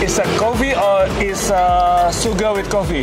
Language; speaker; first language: English; non-native, fluent; Indonesian